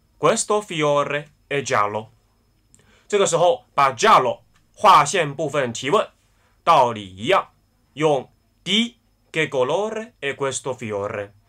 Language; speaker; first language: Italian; non-native, fluent; Chinese